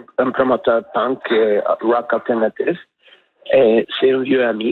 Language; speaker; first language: French; non-native, learner; English